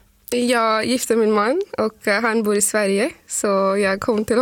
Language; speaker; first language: Swedish; non-native, fluent; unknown